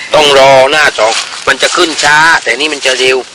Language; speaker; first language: Thai; native; Thai